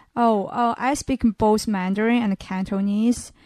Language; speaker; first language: English; non-native, fluent; Chinese